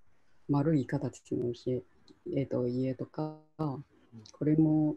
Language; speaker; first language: Japanese; non-native, local second language; Chinese